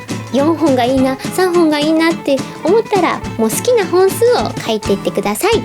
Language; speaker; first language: Japanese; native; Japanese